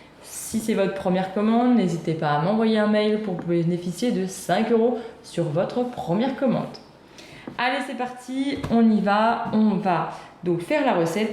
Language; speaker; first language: French; native; French